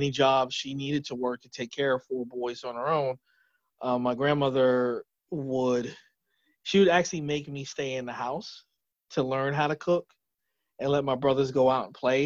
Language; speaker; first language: English; native; English